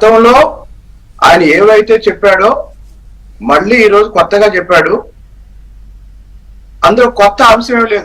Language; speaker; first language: Telugu; native; Telugu